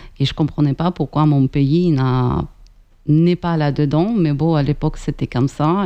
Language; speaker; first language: French; non-native, fluent; Ukrainian